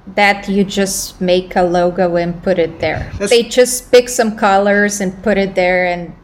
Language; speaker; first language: English; non-native, fluent; Romanian